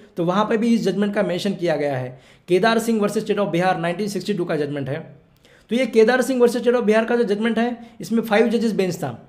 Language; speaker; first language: Hindi; non-native, local second language; Marathi